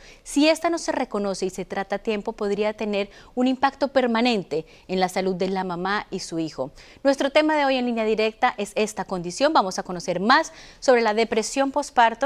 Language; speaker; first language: Spanish; native; Spanish